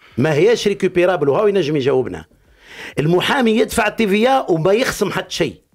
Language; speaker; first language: Arabic; native; Arabic